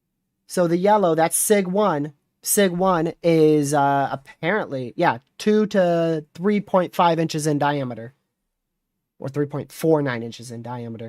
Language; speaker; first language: English; native; English